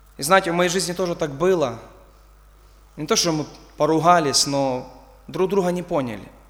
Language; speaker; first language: Russian; non-native, local second language; Ukrainian